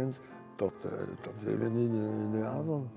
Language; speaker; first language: Dutch; non-native, local second language; French